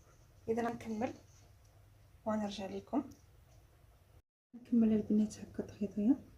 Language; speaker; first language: Arabic; native; Arabic